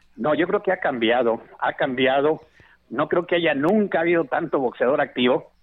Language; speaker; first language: Spanish; native; Spanish